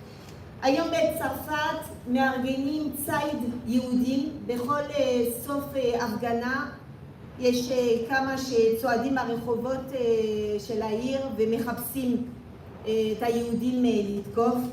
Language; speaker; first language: Hebrew; non-native, fluent; French